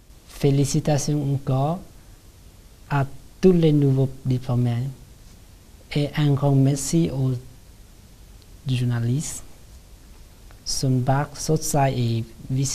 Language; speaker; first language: French; non-native, learner; Lao